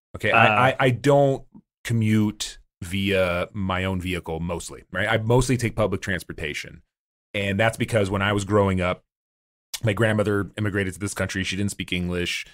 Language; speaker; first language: English; native; English